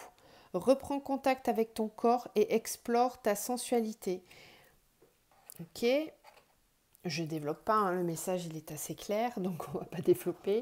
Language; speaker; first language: French; native; French